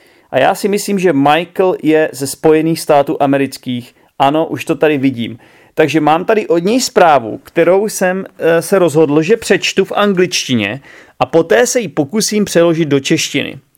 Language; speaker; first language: Czech; native; Czech